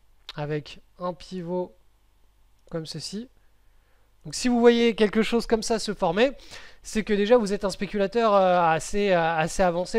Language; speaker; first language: French; native; French